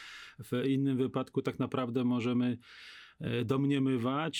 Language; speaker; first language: Polish; native; Polish